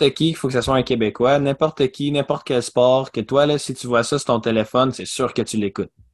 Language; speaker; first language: French; native; French